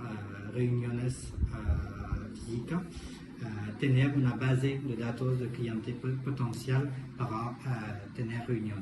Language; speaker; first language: Spanish; non-native, fluent; French